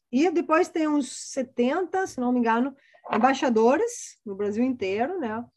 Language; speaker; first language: Portuguese; non-native, fluent; Italian